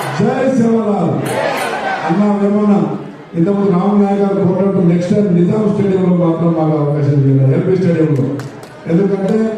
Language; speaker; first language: Telugu; non-native, local second language; Lambadi